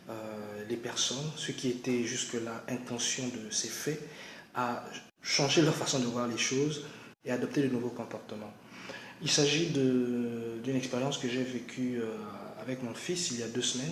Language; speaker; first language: French; non-native, local second language; Lingala